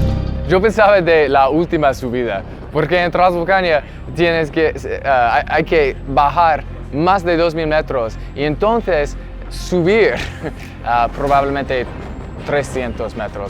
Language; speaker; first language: Spanish; non-native, learner; English